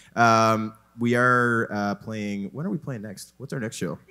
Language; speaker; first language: English; native; English